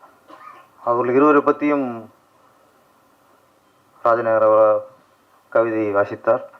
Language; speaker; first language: Tamil; native; Tamil